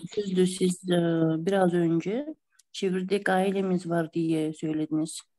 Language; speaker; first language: Turkish; non-native, learner; Kyrgyz